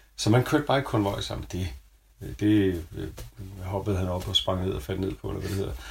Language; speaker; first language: Danish; native; Danish